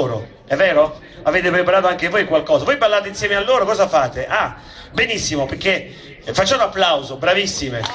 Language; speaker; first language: Italian; native; Italian